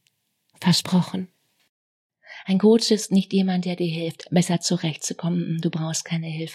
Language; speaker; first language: German; native; German